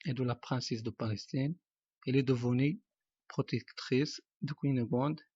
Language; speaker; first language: French; non-native, local second language; Arabic